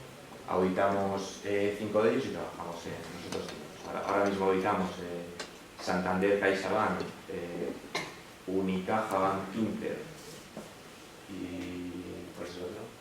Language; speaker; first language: Spanish; native; Spanish